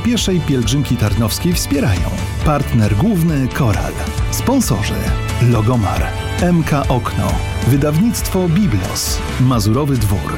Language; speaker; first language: Polish; native; Polish